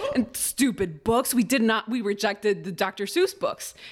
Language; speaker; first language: English; early bilingual, other home language; Spanish